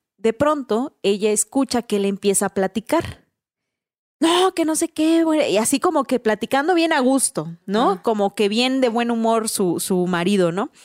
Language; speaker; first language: Spanish; native; Spanish